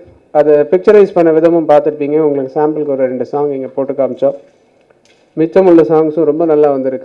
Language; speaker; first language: Tamil; native; Tamil